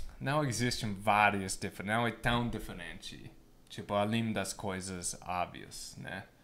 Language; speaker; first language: Portuguese; non-native, fluent; English